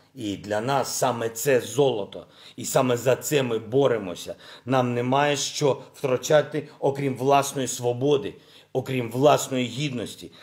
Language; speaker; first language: Ukrainian; non-native, local second language; Russian